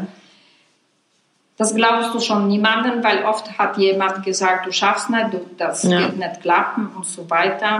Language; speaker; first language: German; non-native, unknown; Polish